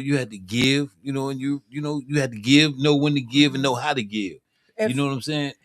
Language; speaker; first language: English; native; English